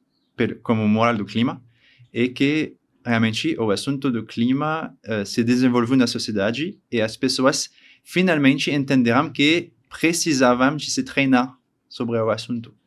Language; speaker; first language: Portuguese; non-native, learner; French